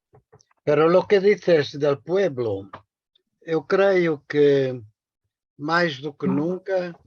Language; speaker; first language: Spanish; non-native, fluent; Portuguese